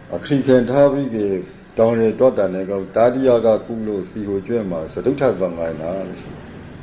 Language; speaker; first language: Burmese; native; Burmese